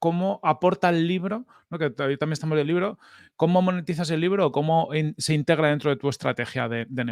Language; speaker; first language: Spanish; native; Spanish